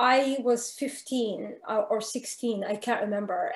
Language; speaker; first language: English; non-native, fluent; Arabic